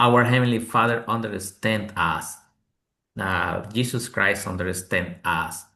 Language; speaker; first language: English; non-native, learner; Spanish